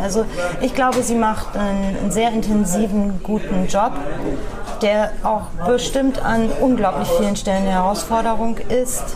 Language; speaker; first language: German; native; German